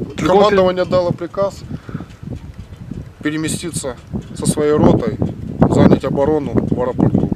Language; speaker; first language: Russian; native; Russian